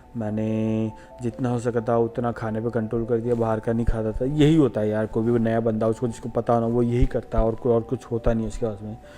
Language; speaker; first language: Hindi; native; Hindi